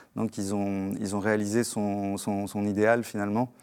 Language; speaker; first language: French; native; French